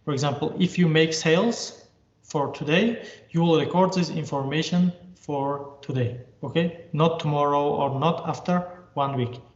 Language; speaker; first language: English; non-native, fluent; Uzbek